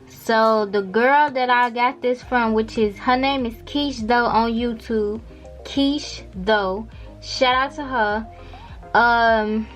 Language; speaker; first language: English; native; English